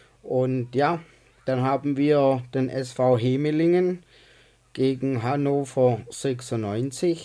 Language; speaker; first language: German; native; German